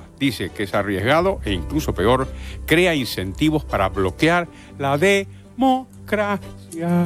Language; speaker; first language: Spanish; native; Spanish